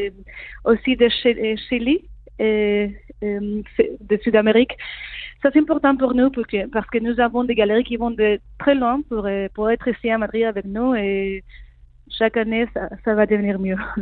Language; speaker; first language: French; non-native, learner; Spanish